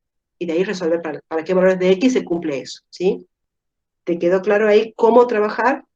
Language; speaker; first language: Spanish; native; Spanish